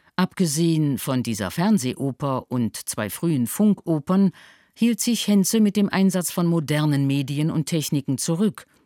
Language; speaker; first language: German; native; German